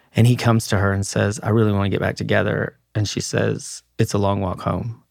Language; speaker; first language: English; native; English